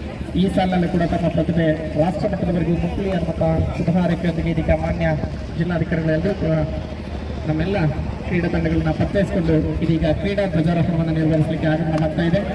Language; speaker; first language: Kannada; native; Kannada